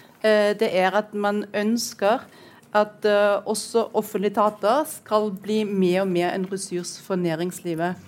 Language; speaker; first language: Norwegian; non-native, fluent; German